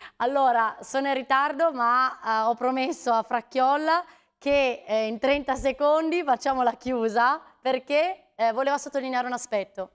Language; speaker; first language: Italian; native; Italian